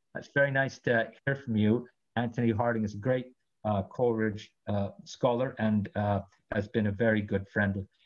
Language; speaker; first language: English; native; English